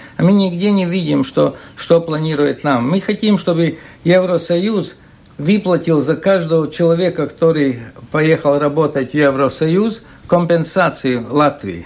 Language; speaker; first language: Russian; non-native, local second language; Latvian